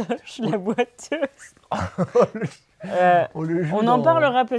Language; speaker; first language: French; native; French